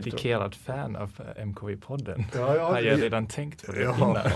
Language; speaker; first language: Swedish; non-native, fluent; German